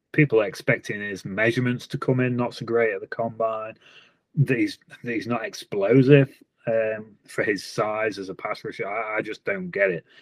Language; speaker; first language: English; native; English